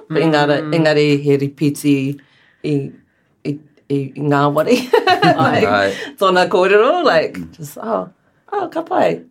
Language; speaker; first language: Māori; non-native, local second language; English